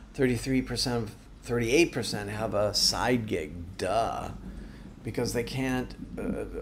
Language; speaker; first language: English; native; English